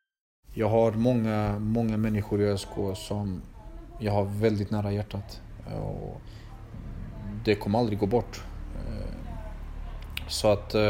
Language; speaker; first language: Swedish; early bilingual, other home language; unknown